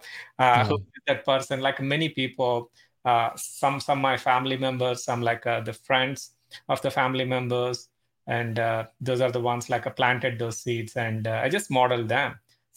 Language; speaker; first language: English; non-native, local second language; Telugu